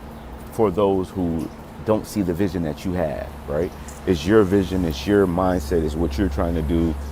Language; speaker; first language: English; native; English